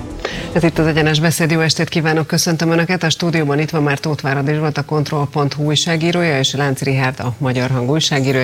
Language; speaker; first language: Hungarian; native; Hungarian